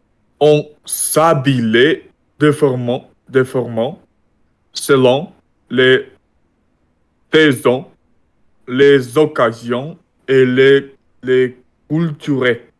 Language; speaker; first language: French; non-native, learner; Russian